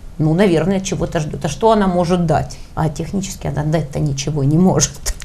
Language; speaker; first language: Russian; native; Russian